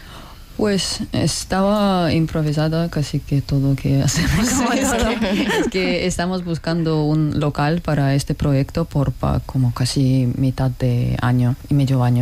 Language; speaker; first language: Spanish; non-native, learner; Russian